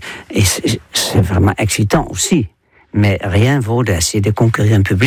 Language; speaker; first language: French; non-native, fluent; Dutch